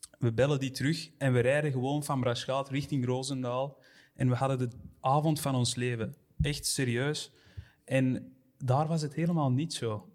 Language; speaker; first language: Dutch; native; Dutch